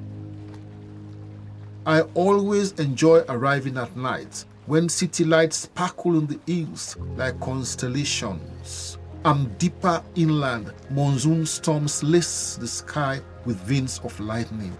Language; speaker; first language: English; non-native, local second language; Krio